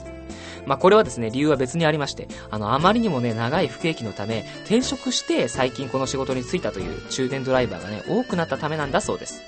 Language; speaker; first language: Japanese; native; Japanese